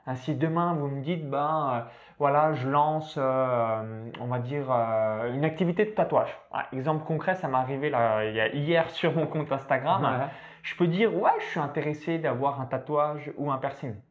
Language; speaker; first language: French; native; French